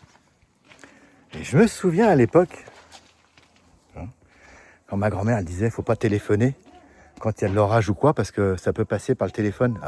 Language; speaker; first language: French; native; French